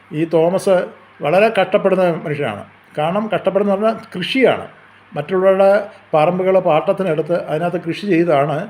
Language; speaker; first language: Malayalam; native; Malayalam